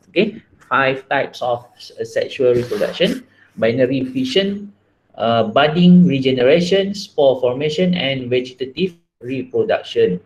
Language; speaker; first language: English; non-native, local second language; Malay